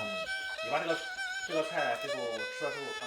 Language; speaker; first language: Chinese; native; Chinese